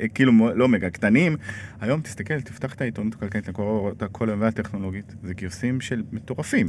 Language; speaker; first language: Hebrew; native; Hebrew